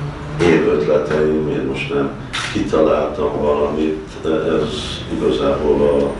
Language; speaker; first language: Hungarian; early bilingual, heritage; Hungarian